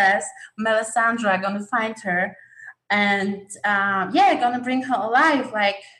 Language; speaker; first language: English; non-native, learner; Polish